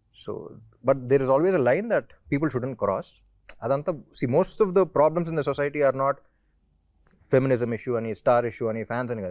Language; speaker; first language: Telugu; native; Telugu